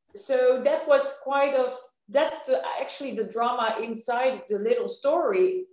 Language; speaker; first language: English; non-native, fluent; Dutch